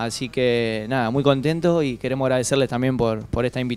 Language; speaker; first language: Spanish; native; Spanish